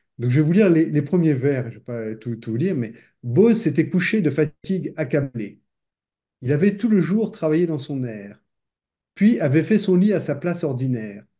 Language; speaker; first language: French; native; French